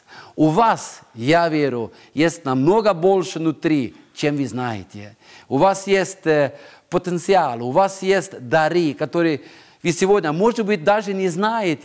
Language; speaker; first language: Russian; non-native, fluent; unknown